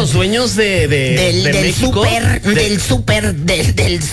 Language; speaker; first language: Spanish; native; Spanish